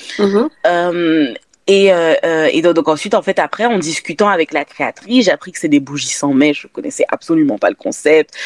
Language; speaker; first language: French; native; French